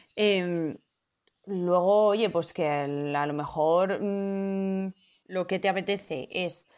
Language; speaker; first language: Spanish; native; Spanish